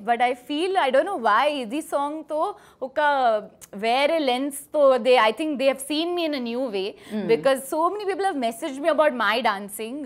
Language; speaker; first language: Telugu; non-native, fluent; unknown